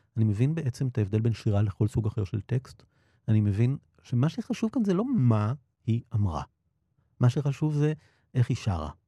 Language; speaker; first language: Hebrew; native; Hebrew